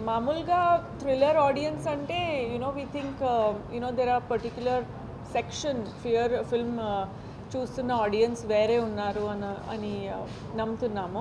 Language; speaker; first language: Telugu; non-native, learner; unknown